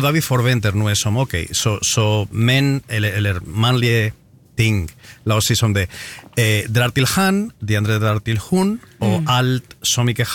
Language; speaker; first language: Norwegian; non-native, fluent; Spanish